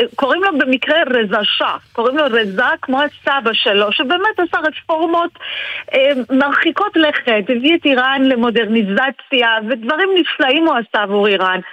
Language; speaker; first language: Hebrew; early bilingual, other home language; Persian